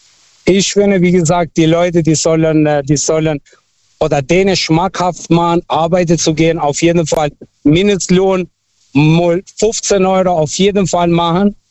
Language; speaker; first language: German; non-native, fluent; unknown